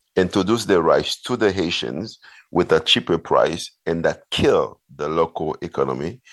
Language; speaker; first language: English; non-native, fluent; Haitian Creole